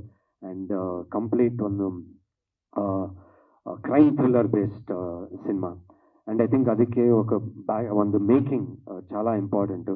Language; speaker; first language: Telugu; non-native, learner; Kannada